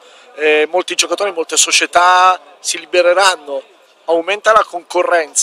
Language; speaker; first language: Italian; native; Italian